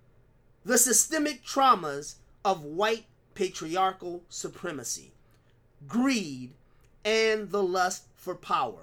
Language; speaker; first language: English; native; English